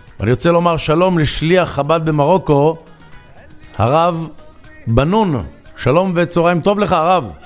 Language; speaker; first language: Hebrew; native; Hebrew